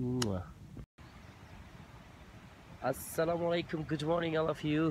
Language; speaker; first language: English; non-native, local second language; Urdu